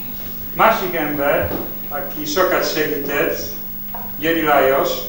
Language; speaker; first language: Hungarian; non-native, learner; Polish